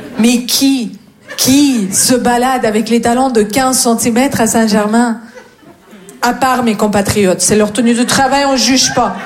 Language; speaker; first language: French; non-native, fluent; Russian